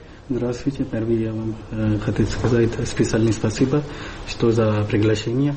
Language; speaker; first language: Russian; non-native, learner; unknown